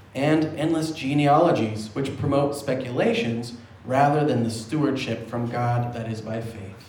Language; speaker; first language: English; native; English